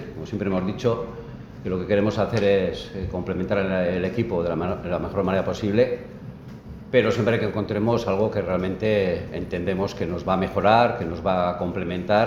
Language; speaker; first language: Spanish; native; Spanish